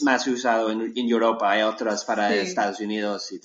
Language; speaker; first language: Spanish; non-native, learner; English